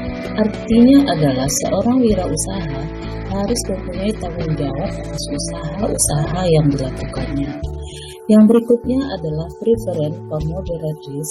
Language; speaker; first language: Indonesian; native; Indonesian